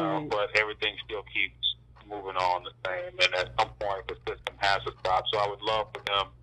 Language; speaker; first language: English; native; English